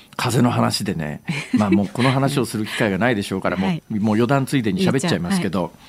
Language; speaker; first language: Japanese; native; Japanese